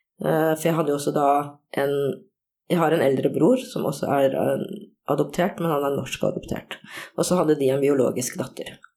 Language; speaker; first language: Norwegian; early bilingual, other home language; Korean